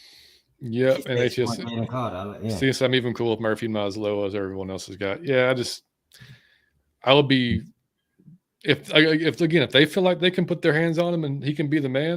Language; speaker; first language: English; native; English